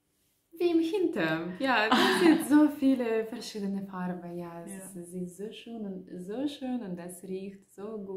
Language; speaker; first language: German; non-native, learner; Russian